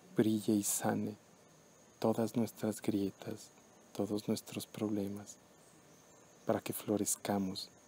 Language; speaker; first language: Spanish; native; Spanish